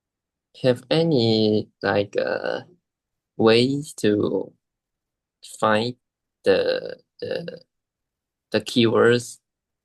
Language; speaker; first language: English; non-native, learner; Chinese